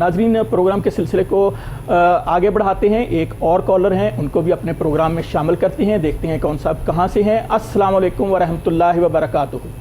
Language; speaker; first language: Urdu; non-native, local second language; Punjabi